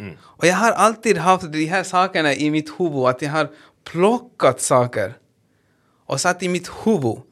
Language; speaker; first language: Swedish; non-native, fluent; Hindi